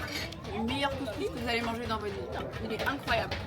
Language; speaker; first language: French; native; French